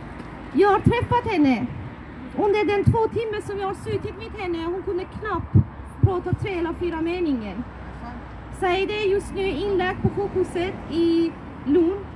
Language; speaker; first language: Swedish; non-native, fluent; Persian